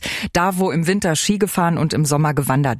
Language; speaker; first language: German; native; German